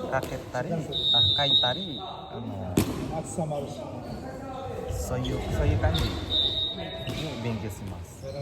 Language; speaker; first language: Japanese; non-native, learner; Indonesian